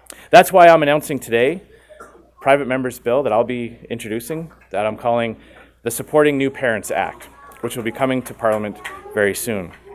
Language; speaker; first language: English; native; English